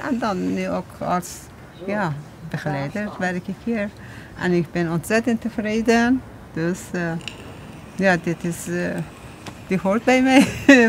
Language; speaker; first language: Dutch; non-native, fluent; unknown